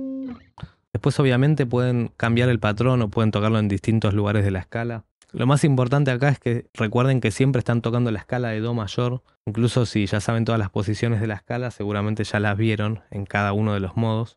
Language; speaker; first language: Spanish; native; Spanish